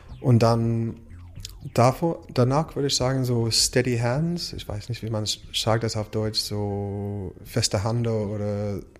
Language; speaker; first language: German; non-native, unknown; English